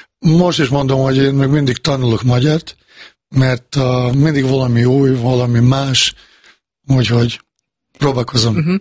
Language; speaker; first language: Hungarian; non-native, fluent; Bosnian